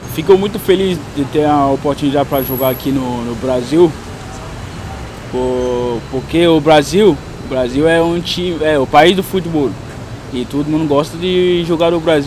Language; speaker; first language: Portuguese; non-native, fluent; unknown